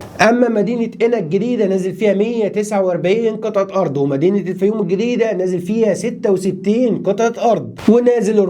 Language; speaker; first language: Arabic; native; Arabic